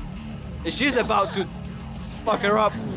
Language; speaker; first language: English; native; English